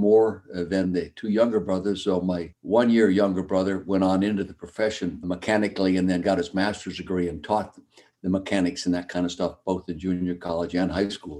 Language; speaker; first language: English; native; English